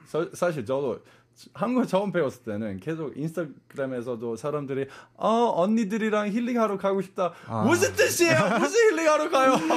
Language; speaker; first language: Korean; non-native, fluent; English